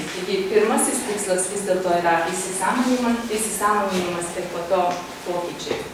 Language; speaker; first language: Lithuanian; non-native, fluent; Hungarian